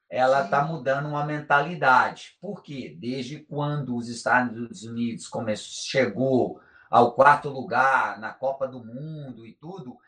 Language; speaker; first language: Portuguese; native; Portuguese